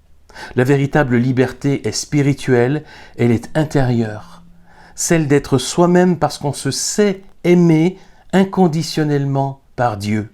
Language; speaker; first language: French; native; French